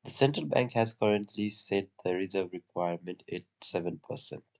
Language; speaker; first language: English; non-native, local second language; Nepali